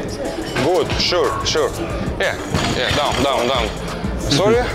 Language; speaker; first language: English; non-native, learner; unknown